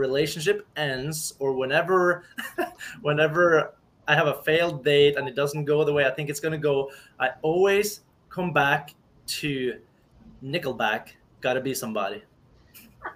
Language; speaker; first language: English; non-native, fluent; Norwegian